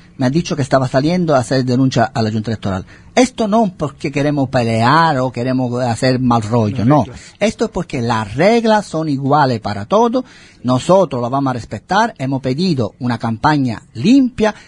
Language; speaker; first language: Spanish; non-native, fluent; Italian